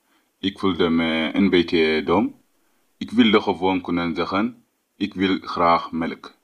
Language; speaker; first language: Dutch; non-native, learner; Tigrinya